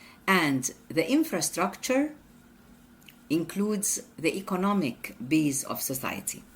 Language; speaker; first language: English; non-native, fluent; Arabic